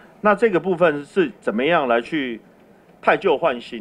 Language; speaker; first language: Chinese; native; Chinese